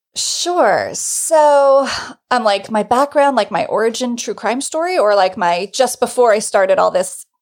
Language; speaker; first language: English; native; English